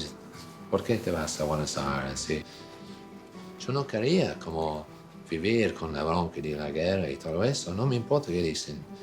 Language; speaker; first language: Spanish; non-native, fluent; English